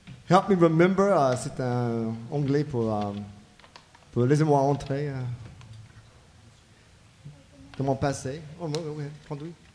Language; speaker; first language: French; non-native, learner; English